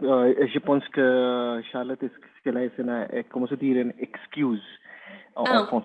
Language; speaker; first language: French; non-native, learner; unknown